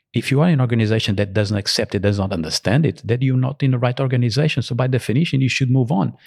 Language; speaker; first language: English; early bilingual, other home language; Portuguese